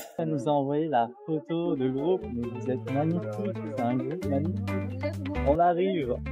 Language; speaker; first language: French; native; French